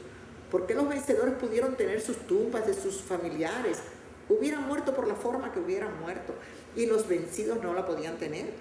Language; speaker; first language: Spanish; native; Spanish